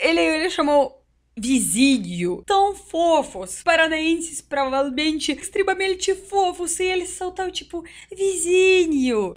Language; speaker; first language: Portuguese; non-native, learner; Russian